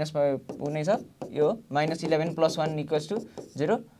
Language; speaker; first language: Nepali; native; Nepali